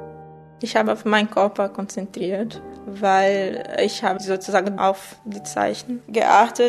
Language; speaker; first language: German; non-native, fluent; Portuguese